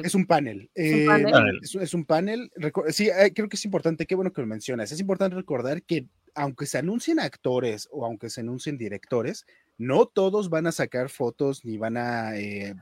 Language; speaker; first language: Spanish; native; Spanish